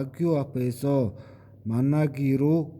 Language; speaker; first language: Korean; non-native, learner; Mongolian